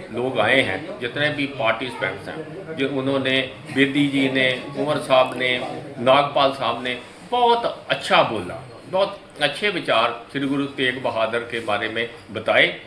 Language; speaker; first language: Hindi; non-native, local second language; Punjabi